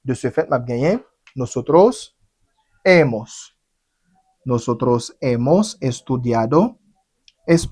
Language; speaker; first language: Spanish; non-native, fluent; Haitian Creole